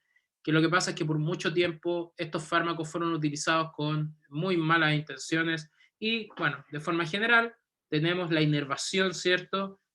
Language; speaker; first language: Spanish; native; Spanish